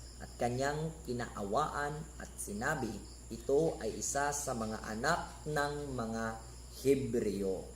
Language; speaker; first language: Filipino; non-native, local second language; Cebuano